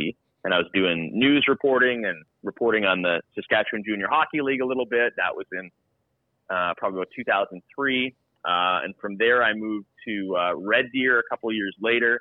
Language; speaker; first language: English; native; English